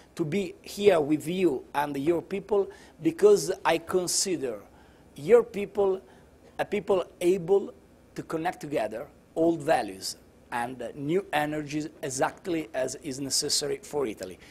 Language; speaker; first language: English; non-native, learner; Italian